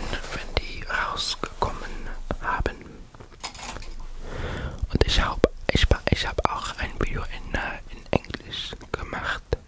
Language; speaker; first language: German; non-native, learner; English